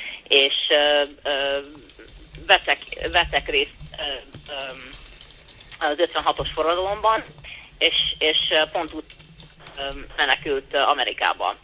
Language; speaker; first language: Hungarian; early bilingual, heritage; Hungarian